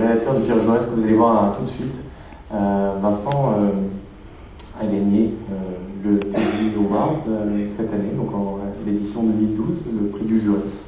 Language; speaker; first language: French; native; French